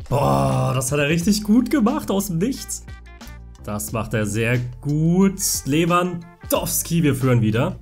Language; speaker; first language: German; native; German